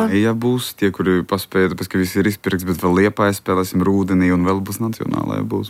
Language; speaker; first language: Latvian; non-native, local second language; Russian